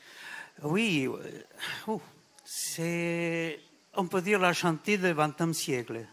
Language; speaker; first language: French; non-native, fluent; Spanish